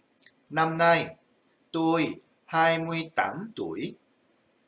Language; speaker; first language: Vietnamese; non-native, fluent; Korean